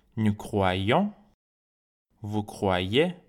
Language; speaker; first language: French; non-native, fluent; Persian